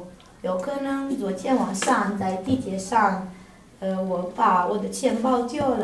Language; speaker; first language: Chinese; non-native, learner; Italian